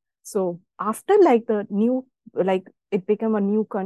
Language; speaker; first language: English; non-native, local second language; Bangla